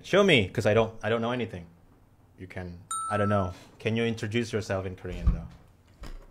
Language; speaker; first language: English; non-native, fluent; Indonesian